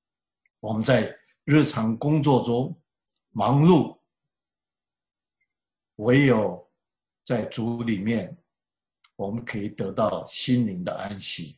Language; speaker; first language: Chinese; native; Chinese